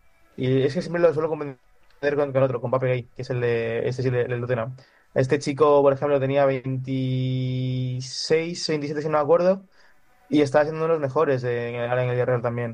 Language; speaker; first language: Spanish; native; Spanish